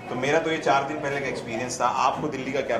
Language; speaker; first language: Hindi; native; Hindi